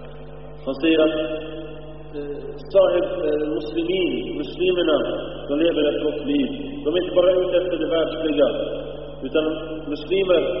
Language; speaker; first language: Swedish; early bilingual, other home language; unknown